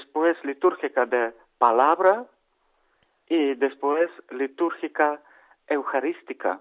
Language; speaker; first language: Spanish; non-native, learner; Ukrainian